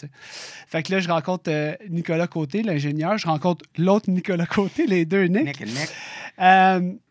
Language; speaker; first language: French; native; French